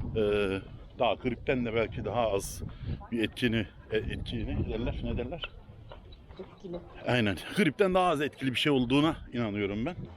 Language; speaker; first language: Turkish; early bilingual, heritage; Turkish